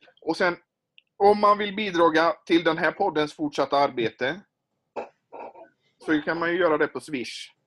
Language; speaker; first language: Swedish; native; Swedish